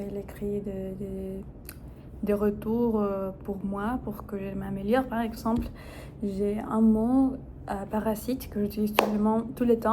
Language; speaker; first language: French; non-native, fluent; Spanish